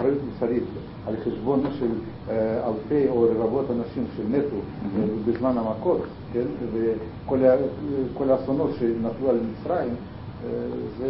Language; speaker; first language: Hebrew; non-native, fluent; Russian